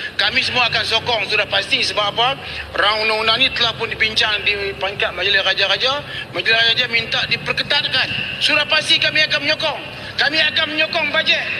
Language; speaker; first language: Malay; native; Malay